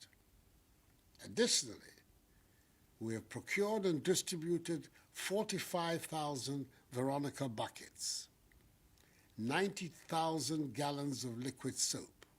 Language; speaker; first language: English; non-native, local second language; Akan